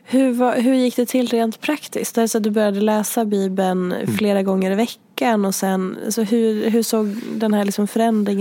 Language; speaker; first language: Swedish; native; Swedish